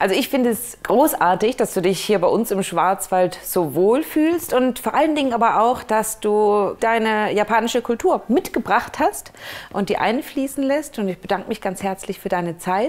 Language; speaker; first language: German; native; German